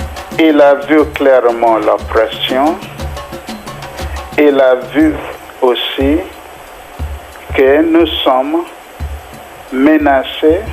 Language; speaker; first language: French; non-native, fluent; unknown